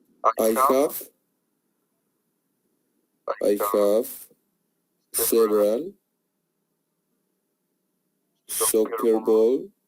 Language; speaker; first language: English; non-native, learner; Spanish